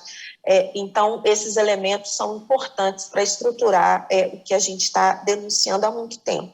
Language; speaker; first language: Portuguese; native; Portuguese